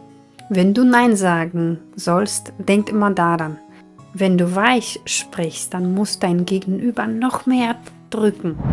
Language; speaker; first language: German; non-native, fluent; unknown